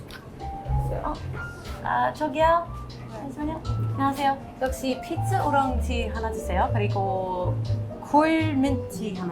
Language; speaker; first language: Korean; non-native, learner; English